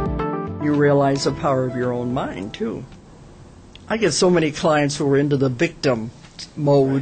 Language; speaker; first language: English; native; English